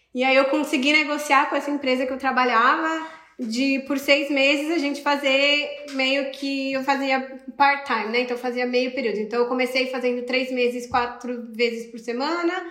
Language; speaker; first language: Portuguese; native; Portuguese